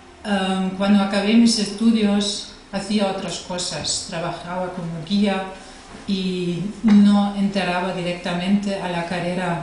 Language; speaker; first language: Spanish; non-native, fluent; German